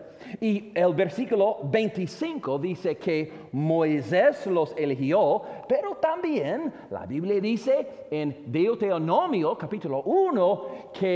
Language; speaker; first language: Spanish; non-native, fluent; English